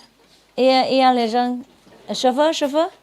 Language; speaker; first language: French; non-native, learner; Vietnamese